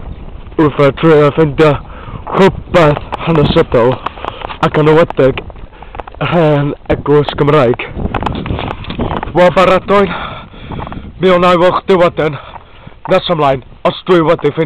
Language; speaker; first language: Welsh; non-native, learner; Hungarian